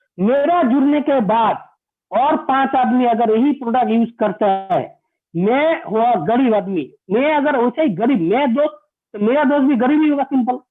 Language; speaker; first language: Hindi; non-native, local second language; Bangla